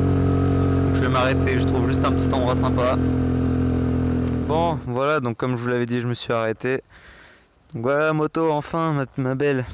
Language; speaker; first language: French; native; French